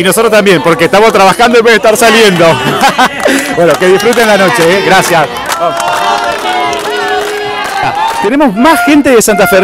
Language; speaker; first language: Spanish; native; Spanish